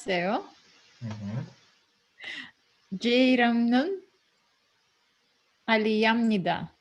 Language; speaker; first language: Korean; non-native, learner; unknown